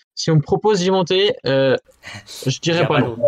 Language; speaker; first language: French; native; French